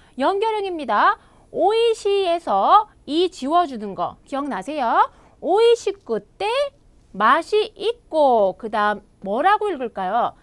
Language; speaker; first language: Korean; native; Korean